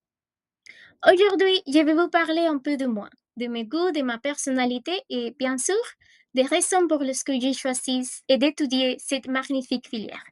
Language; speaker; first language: French; non-native, fluent; Spanish